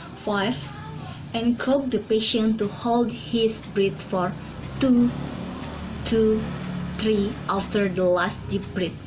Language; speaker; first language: English; non-native, learner; Indonesian